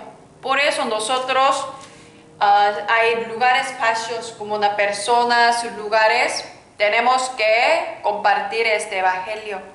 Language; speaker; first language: Spanish; non-native, learner; Korean